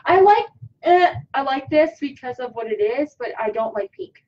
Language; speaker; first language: English; native; English